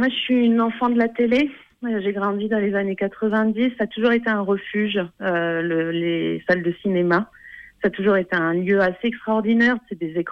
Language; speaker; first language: French; native; French